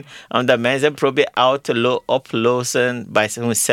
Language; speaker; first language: Dutch; non-native, learner; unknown